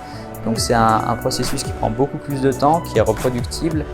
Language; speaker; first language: French; native; French